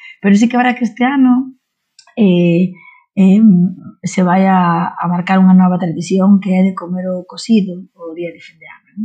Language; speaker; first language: Galician; non-native, local second language; Spanish